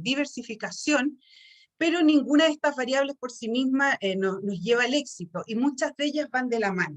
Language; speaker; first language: Spanish; native; Spanish